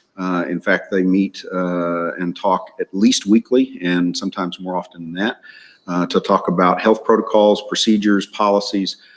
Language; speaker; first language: English; native; English